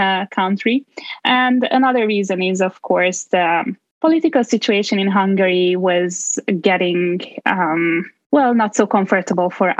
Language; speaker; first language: English; non-native, fluent; Hungarian